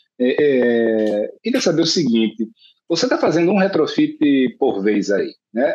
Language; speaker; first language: Portuguese; native; Portuguese